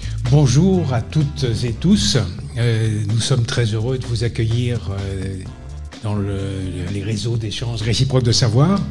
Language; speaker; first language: French; native; French